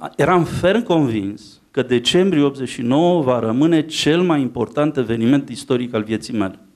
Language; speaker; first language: Romanian; native; Romanian